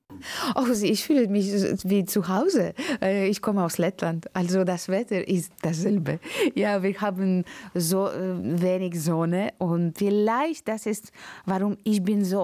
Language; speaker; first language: German; non-native, fluent; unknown